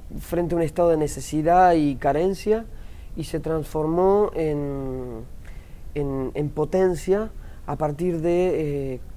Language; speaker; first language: Spanish; native; Spanish